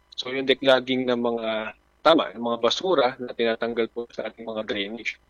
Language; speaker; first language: Filipino; native; Filipino